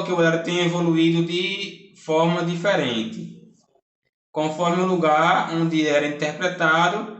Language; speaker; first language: Portuguese; native; Portuguese